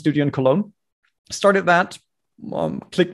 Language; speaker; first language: English; non-native, fluent; German